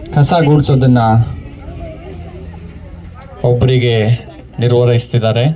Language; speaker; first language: Kannada; native; Kannada